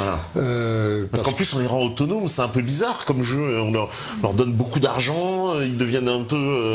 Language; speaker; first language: French; native; French